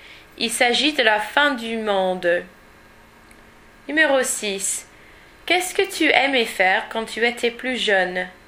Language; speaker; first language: French; non-native, learner; English